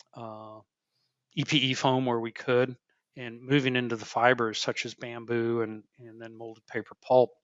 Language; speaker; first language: English; native; English